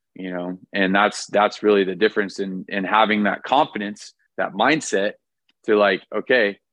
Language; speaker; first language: English; native; English